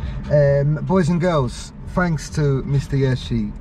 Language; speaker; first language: English; native; English